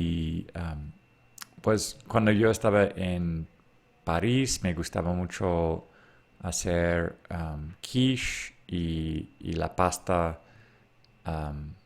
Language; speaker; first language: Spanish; non-native, fluent; English